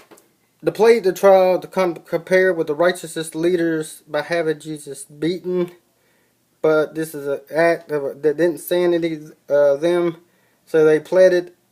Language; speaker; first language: English; native; English